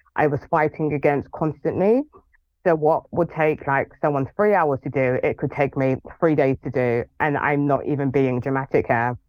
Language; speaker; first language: English; early bilingual, other home language; Yoruba